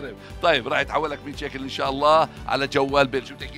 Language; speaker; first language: Arabic; native; Arabic